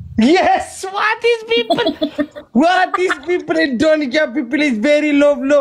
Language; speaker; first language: English; non-native, learner; Oromo